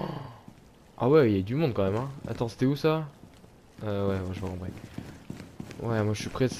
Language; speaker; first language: French; native; French